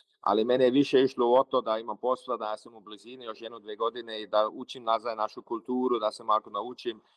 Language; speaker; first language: Croatian; early bilingual, heritage; Croatian